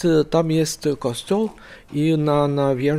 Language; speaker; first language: Polish; non-native, learner; Lithuanian